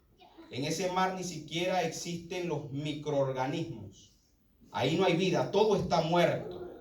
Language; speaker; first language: Spanish; native; Spanish